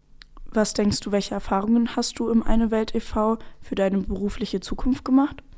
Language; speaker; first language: German; native; German